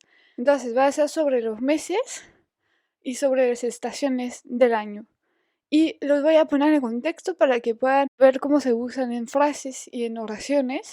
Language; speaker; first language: Spanish; non-native, fluent; French